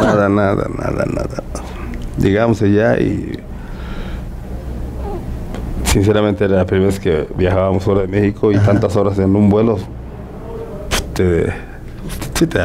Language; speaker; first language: Spanish; native; Spanish